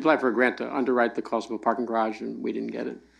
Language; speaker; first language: English; native; English